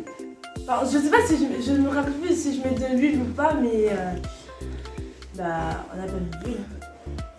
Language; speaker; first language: French; native; French